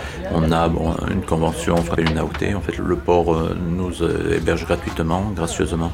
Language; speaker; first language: French; native; French